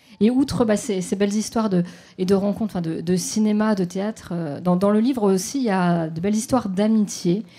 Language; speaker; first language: French; native; French